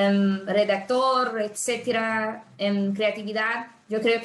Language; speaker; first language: Spanish; non-native, fluent; Portuguese